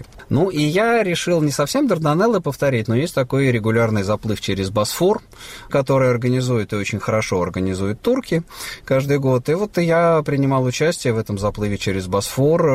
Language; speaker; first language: Russian; native; Russian